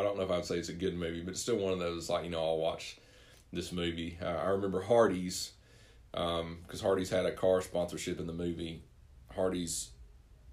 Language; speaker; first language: English; native; English